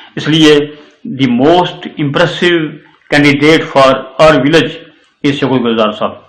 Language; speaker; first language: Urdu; non-native, local second language; Pahari-Potwari